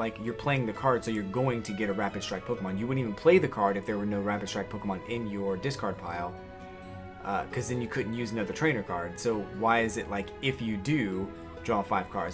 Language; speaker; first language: English; native; English